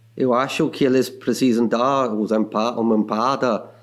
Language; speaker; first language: Portuguese; non-native, fluent; English